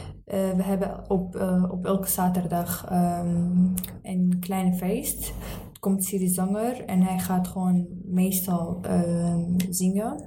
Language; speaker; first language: Dutch; early bilingual, other home language; Arabic